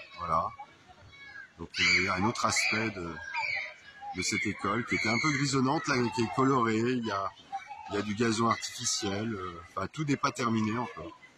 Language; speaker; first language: French; native; French